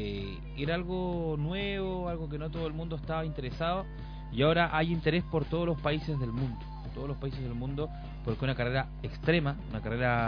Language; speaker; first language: Spanish; native; Spanish